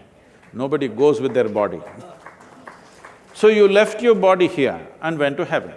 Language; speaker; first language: English; non-native, local second language; Kannada